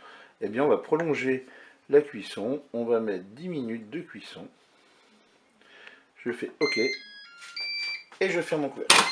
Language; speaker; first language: French; native; French